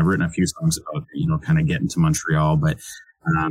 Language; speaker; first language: English; native; English